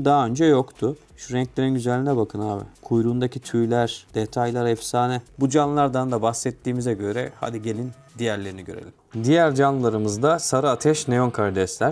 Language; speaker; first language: Turkish; native; Turkish